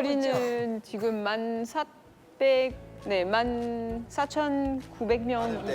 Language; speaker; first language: Korean; non-native, learner; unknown